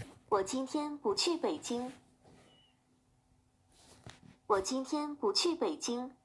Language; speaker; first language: Chinese; non-native, learner; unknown